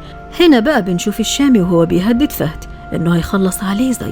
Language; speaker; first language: Arabic; native; Arabic